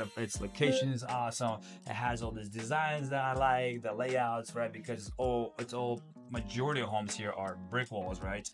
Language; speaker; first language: English; non-native, fluent; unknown